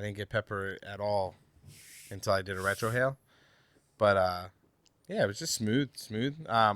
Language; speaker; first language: English; native; English